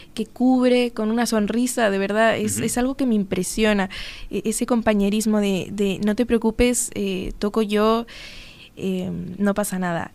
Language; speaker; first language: Spanish; native; Spanish